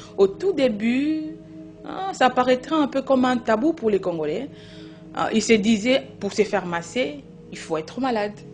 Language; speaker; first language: French; non-native, local second language; Lingala